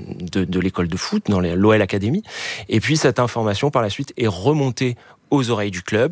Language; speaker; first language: French; native; French